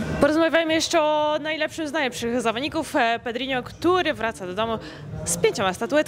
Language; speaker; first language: Polish; native; Polish